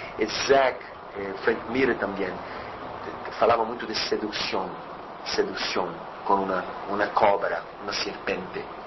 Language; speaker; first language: Portuguese; native; Portuguese